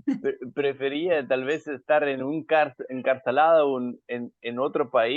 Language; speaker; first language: Spanish; non-native, fluent; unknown